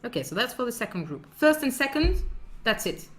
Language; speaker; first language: English; non-native, fluent; French